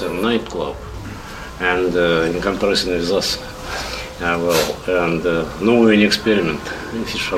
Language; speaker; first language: English; non-native, learner; Russian